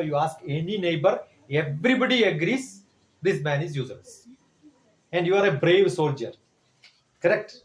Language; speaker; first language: English; non-native, local second language; Malayalam